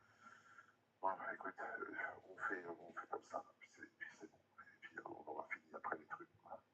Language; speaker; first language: French; native; French